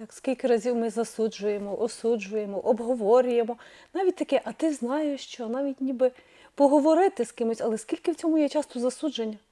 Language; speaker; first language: Ukrainian; native; Ukrainian